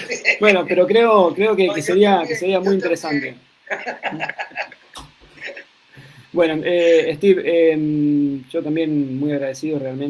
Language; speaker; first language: Spanish; native; Spanish